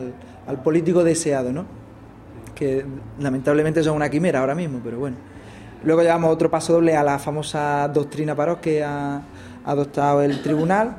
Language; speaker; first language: Spanish; native; Spanish